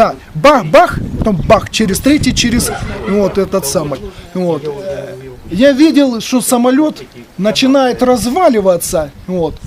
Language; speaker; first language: Russian; native; Russian